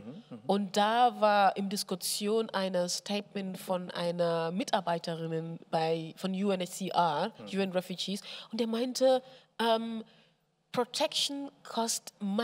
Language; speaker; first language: German; non-native, fluent; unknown